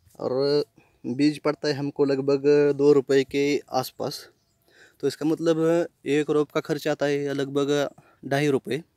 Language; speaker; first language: Hindi; non-native, local second language; Marathi